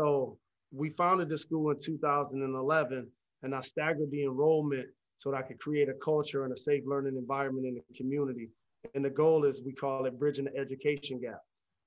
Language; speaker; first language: English; native; English